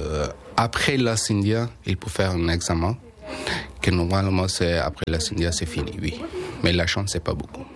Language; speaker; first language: French; non-native, learner; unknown